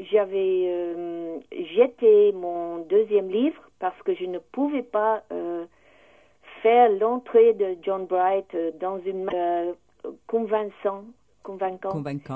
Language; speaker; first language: French; non-native, learner; English